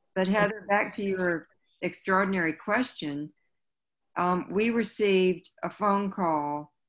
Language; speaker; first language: English; native; English